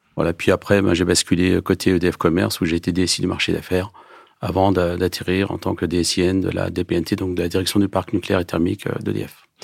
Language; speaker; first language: French; early bilingual, other home language; Turkish